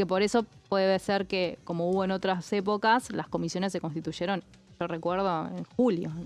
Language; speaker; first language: Spanish; native; Spanish